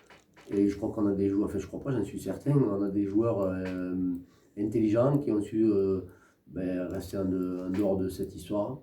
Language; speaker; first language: French; native; French